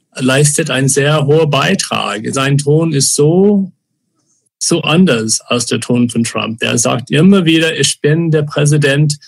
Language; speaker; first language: German; non-native, fluent; English